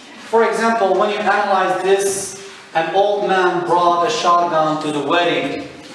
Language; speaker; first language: English; non-native, fluent; Turkish